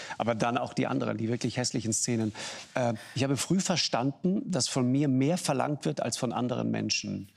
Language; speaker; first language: German; native; German